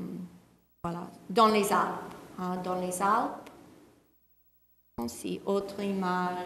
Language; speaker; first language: French; non-native, fluent; English